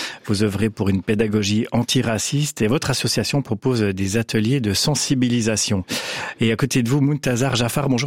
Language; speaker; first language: French; native; French